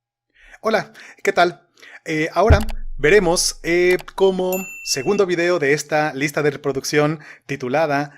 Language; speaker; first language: Spanish; native; Spanish